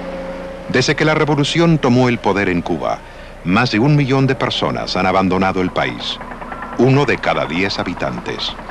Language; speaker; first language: Spanish; native; Spanish